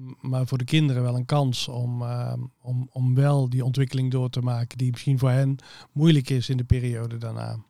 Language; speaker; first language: Dutch; native; Dutch